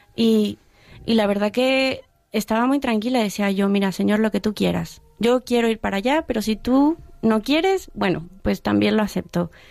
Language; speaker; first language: Spanish; early bilingual, heritage; Spanish